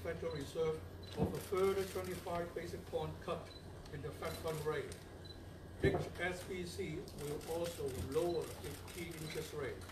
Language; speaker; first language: English; non-native, local second language; Cantonese